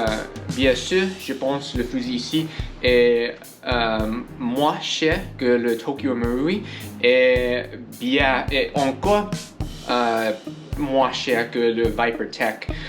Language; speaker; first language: French; non-native, learner; English